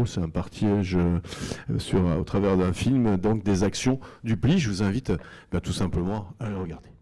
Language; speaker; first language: French; native; French